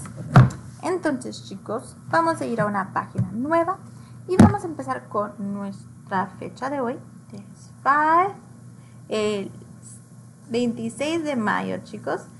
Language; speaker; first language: Spanish; early bilingual, heritage; Spanish